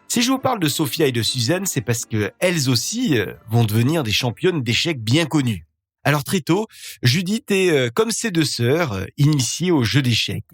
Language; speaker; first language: French; native; French